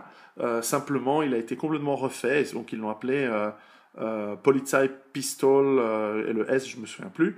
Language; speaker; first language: French; native; French